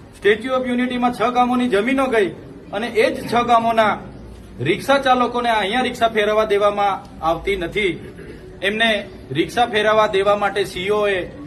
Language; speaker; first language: Gujarati; non-native, local second language; Vasavi